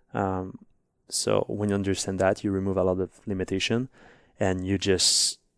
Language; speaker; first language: English; non-native, fluent; French